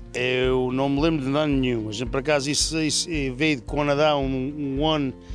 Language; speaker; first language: Portuguese; native; Portuguese